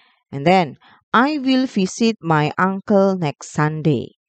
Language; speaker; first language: English; non-native, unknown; Indonesian